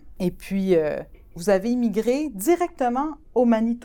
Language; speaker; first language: French; native; French